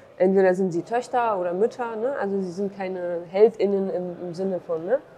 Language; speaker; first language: German; early bilingual, other home language; Kurdish